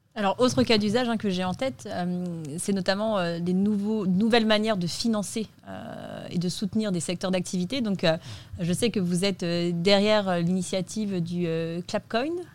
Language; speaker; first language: French; native; French